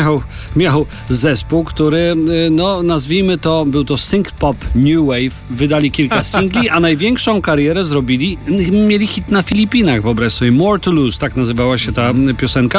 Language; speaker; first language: Polish; native; Polish